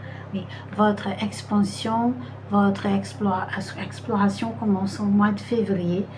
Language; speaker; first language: French; non-native, fluent; Portuguese